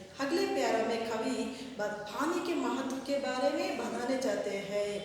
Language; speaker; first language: Hindi; non-native, local second language; Kannada